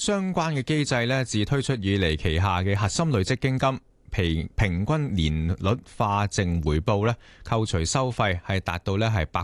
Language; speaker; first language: Cantonese; native; Cantonese